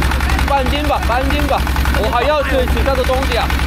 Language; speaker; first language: Chinese; non-native, learner; Korean